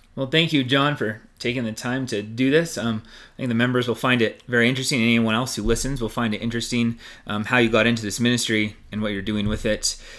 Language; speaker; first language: English; native; English